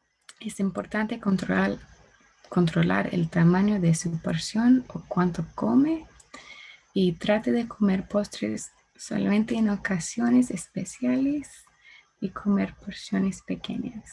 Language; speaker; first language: Spanish; non-native, learner; English